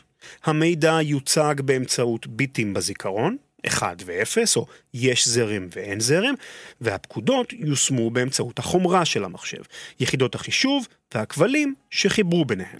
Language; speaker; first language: Hebrew; native; Hebrew